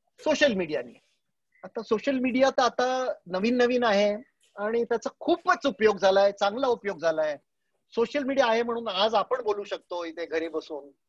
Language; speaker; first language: Marathi; non-native, local second language; Gujarati